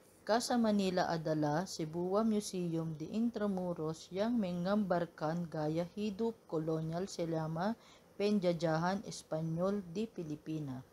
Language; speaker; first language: Indonesian; non-native, learner; Filipino